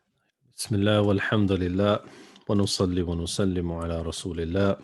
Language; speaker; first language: Arabic; non-native, fluent; English